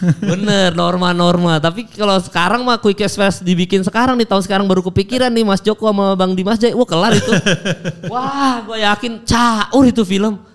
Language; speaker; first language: Indonesian; native; Indonesian